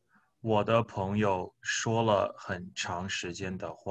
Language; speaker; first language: Chinese; non-native, learner; English